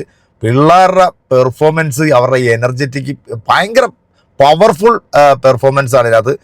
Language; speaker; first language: Malayalam; native; Malayalam